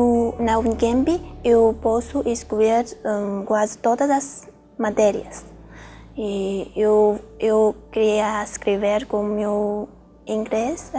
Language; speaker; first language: Portuguese; non-native, learner; Chinese